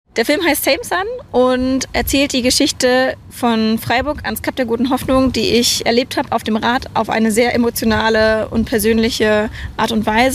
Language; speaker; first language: German; native; German